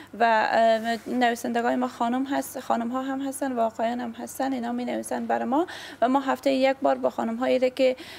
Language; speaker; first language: Persian; native; Persian